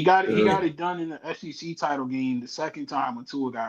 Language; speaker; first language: English; native; English